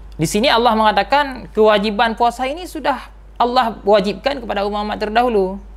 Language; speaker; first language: Malay; non-native, local second language; Achinese